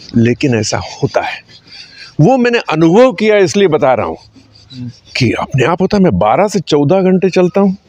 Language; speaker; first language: Hindi; native; Hindi